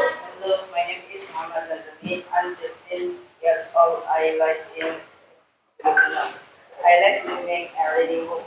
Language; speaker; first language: English; non-native, learner; Indonesian